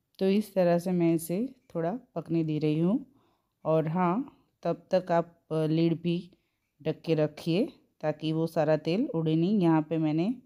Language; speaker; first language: Hindi; non-native, local second language; Gujarati